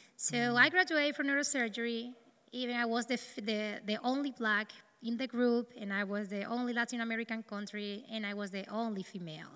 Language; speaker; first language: English; non-native, learner; Spanish